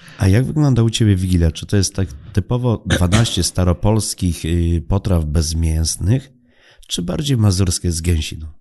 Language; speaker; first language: Polish; native; Polish